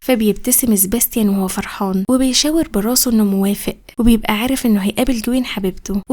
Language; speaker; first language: Arabic; native; Arabic